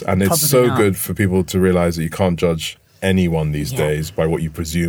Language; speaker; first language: English; non-native, local second language; Yoruba